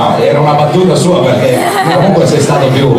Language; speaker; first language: Italian; native; Italian